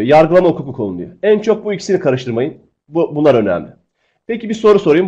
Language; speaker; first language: Turkish; native; Turkish